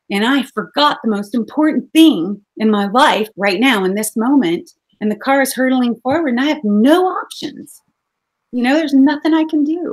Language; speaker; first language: English; native; English